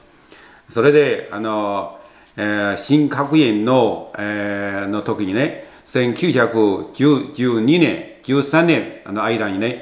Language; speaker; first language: Japanese; non-native, learner; Chinese